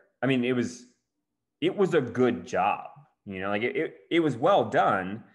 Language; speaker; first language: English; native; English